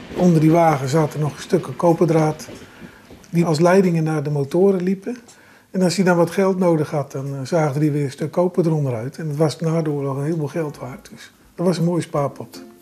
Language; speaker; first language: Dutch; native; Dutch